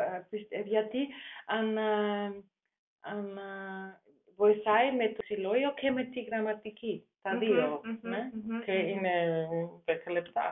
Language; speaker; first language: Greek; non-native, fluent; German